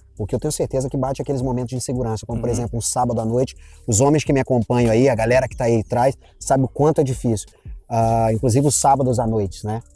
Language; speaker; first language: Portuguese; native; Portuguese